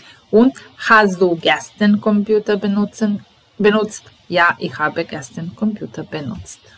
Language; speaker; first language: German; non-native, fluent; Serbian